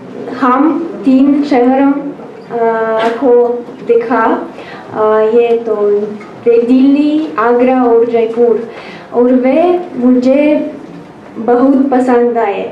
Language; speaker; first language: Hindi; non-native, learner; Russian